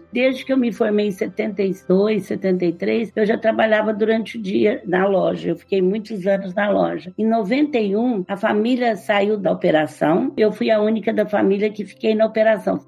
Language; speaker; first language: Portuguese; native; Portuguese